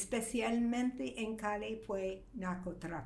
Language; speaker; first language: Spanish; non-native, fluent; English